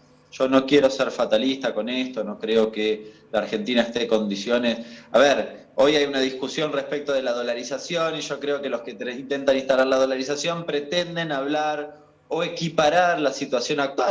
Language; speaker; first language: Spanish; native; Spanish